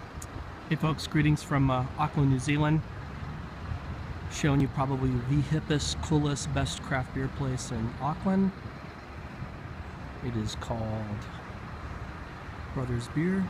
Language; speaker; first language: English; native; English